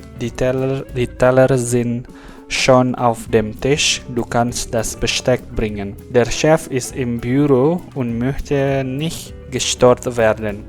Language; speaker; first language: German; non-native, fluent; Indonesian